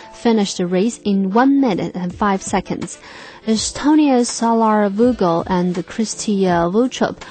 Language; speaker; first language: English; non-native, fluent; Chinese